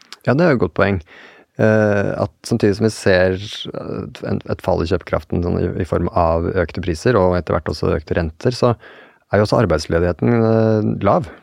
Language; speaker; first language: Norwegian; native; Norwegian